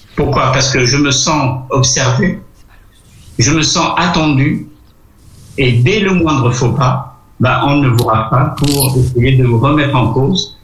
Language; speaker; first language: French; non-native, local second language; Arabic